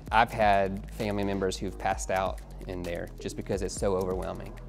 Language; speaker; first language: English; native; English